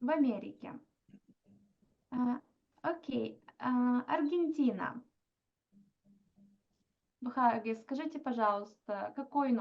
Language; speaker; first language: Russian; non-native, fluent; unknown